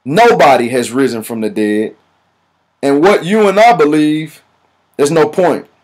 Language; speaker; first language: English; native; English